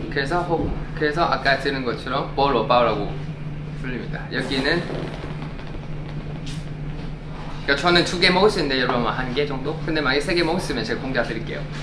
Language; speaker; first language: Korean; non-native, learner; Chinese